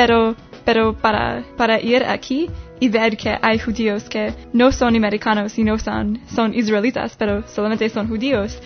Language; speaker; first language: Spanish; non-native, learner; English